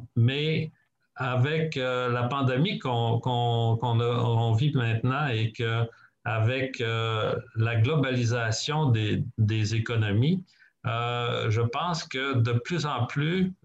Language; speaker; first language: French; native; French